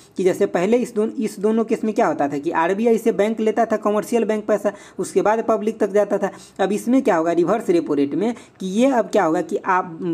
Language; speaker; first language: Hindi; native; Hindi